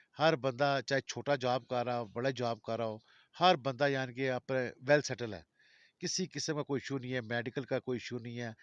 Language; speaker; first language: Urdu; non-native, local second language; Balti